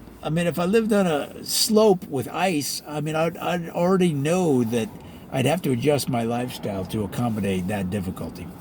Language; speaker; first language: English; native; English